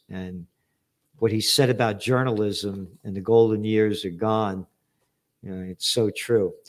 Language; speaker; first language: English; native; English